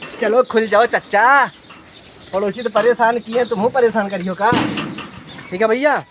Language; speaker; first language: Hindi; native; Hindi